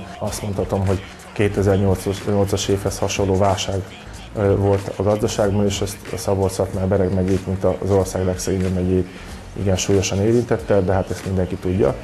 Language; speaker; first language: Hungarian; native; Hungarian